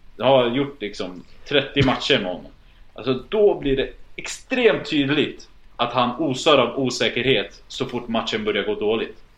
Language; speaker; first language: Swedish; early bilingual, other home language; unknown